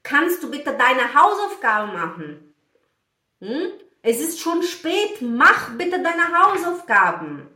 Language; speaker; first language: German; non-native, fluent; Portuguese